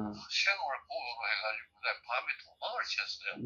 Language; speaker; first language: Korean; early bilingual, heritage; Korean